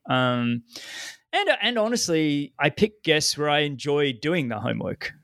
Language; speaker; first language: English; native; English